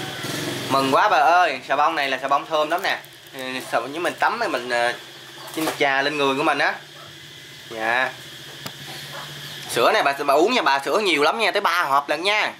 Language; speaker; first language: Vietnamese; native; Vietnamese